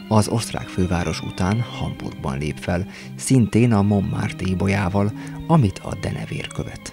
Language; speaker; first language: Hungarian; native; Hungarian